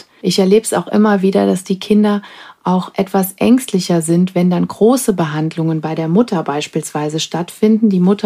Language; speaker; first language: German; native; German